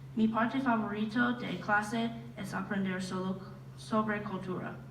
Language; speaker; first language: Spanish; non-native, learner; English